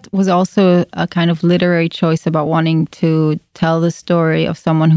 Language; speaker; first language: English; non-native, fluent; Italian